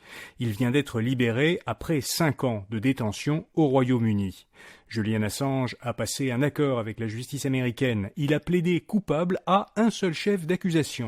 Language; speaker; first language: French; native; French